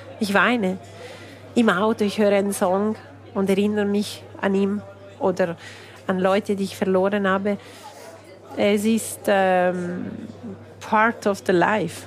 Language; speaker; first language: German; non-native, local second language; Italian